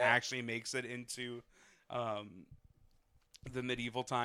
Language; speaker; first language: English; native; English